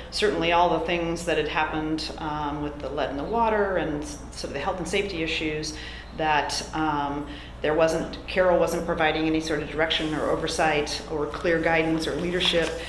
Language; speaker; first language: English; native; English